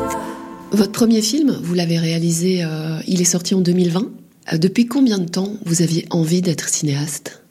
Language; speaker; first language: French; native; French